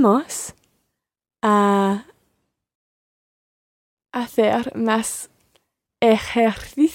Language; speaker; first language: Spanish; non-native, learner; English